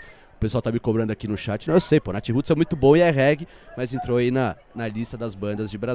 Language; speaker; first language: Portuguese; native; Portuguese